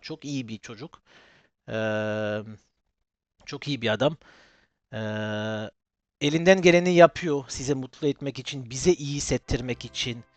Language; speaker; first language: Turkish; early bilingual, heritage; Turkish